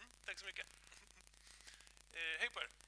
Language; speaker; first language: Swedish; native; Swedish